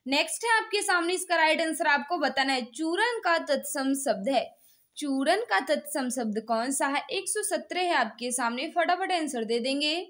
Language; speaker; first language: Hindi; native; Hindi